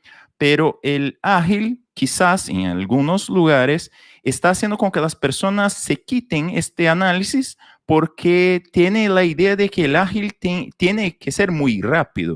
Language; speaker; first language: Spanish; non-native, fluent; Portuguese